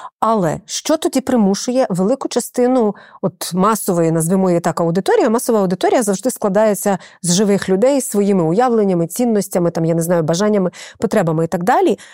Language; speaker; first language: Ukrainian; native; Ukrainian